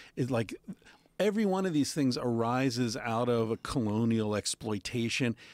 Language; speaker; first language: English; native; English